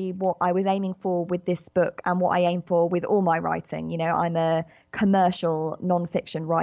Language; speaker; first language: English; native; English